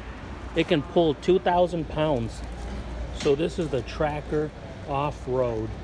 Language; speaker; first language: English; native; English